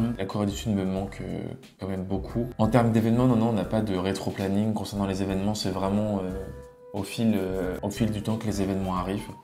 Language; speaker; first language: French; native; French